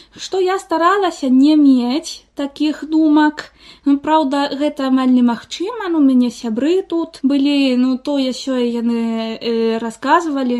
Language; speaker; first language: Belarusian; non-native, fluent; Spanish